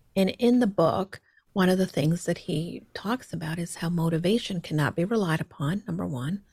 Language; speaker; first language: English; early bilingual, heritage; Spanish